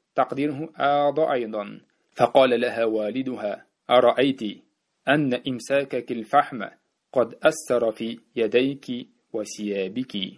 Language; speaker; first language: Arabic; non-native, fluent; Uzbek